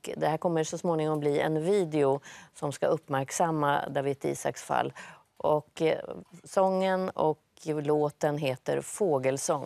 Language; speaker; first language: Swedish; native; Swedish